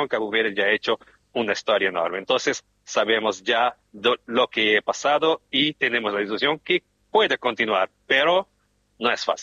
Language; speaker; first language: Spanish; non-native, fluent; Portuguese